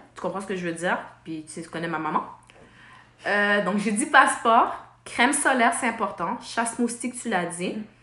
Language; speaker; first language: French; native; French